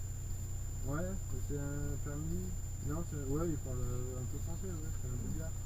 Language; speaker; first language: French; native; French